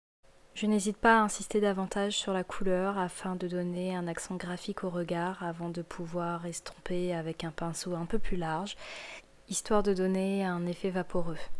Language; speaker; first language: French; native; French